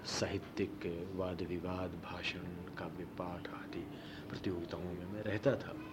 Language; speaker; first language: Hindi; non-native, local second language; Marwari